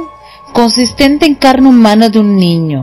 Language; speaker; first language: Spanish; native; Spanish